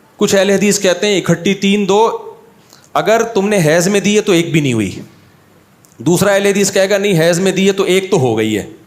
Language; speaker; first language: Urdu; native; Urdu